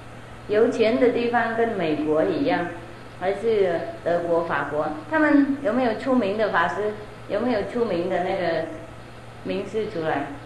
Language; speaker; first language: Chinese; non-native, fluent; Vietnamese